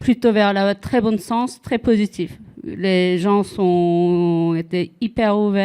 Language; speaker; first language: French; non-native, fluent; Korean